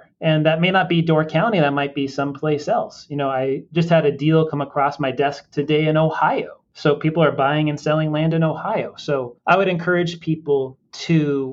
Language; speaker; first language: English; native; English